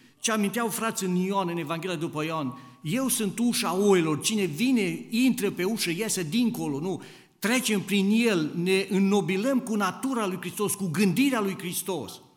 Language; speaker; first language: Romanian; native; Romanian